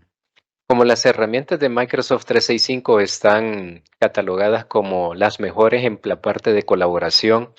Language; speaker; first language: Spanish; native; Spanish